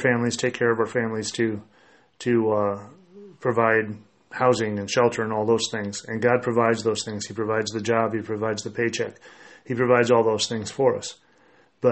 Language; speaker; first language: English; native; English